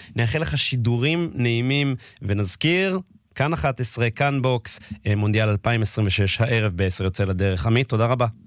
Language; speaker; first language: Hebrew; native; Hebrew